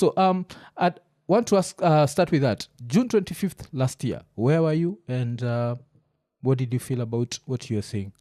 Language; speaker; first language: English; non-native, local second language; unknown